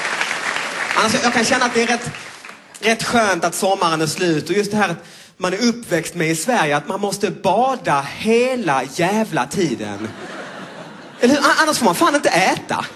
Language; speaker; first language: Swedish; native; Swedish